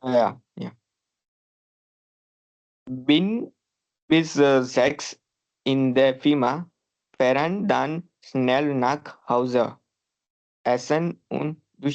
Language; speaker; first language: German; non-native, learner; Hindi